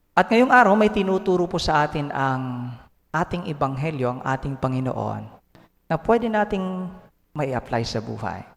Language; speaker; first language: Filipino; non-native, local second language; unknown